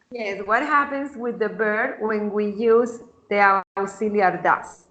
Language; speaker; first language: English; non-native, fluent; Spanish